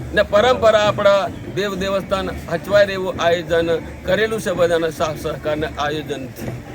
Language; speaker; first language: Gujarati; non-native, local second language; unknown